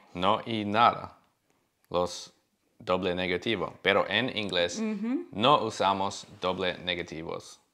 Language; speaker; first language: Spanish; non-native, learner; English